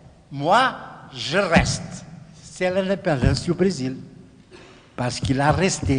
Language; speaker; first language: French; non-native, fluent; Portuguese